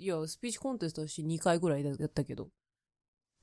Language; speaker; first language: Japanese; native; Japanese